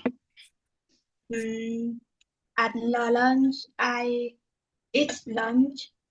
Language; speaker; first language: English; non-native, learner; Vietnamese